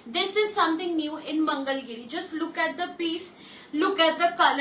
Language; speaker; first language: Hindi; non-native, local second language; Bangla